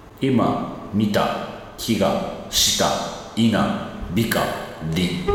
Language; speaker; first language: Japanese; native; Japanese